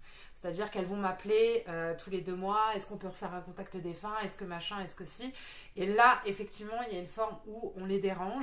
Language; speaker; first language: French; native; French